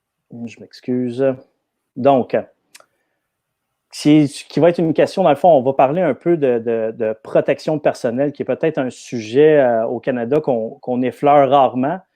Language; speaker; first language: French; native; French